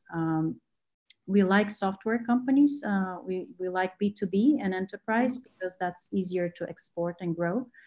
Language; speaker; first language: English; non-native, fluent; Bulgarian